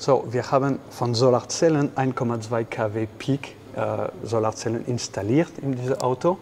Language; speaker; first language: German; non-native, fluent; French